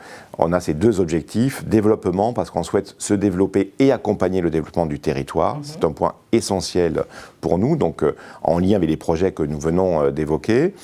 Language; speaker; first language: French; native; French